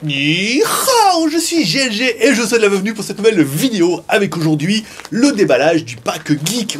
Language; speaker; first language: French; native; French